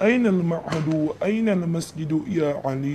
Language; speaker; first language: Arabic; non-native, learner; Indonesian